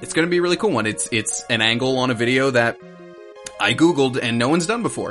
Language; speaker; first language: English; native; English